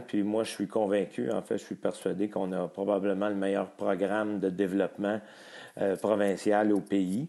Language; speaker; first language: French; native; French